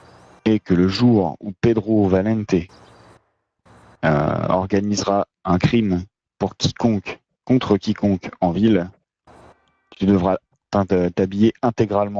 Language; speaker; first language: French; native; French